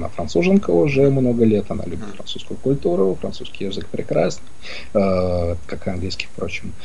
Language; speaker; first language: Russian; native; Russian